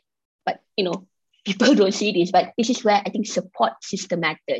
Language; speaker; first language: English; non-native, local second language; Malay